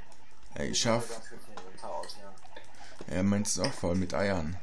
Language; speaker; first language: German; native; German